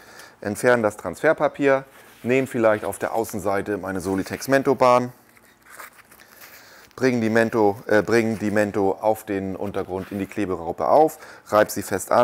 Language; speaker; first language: German; native; German